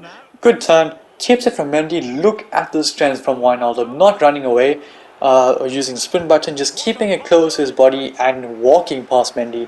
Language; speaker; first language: English; native; English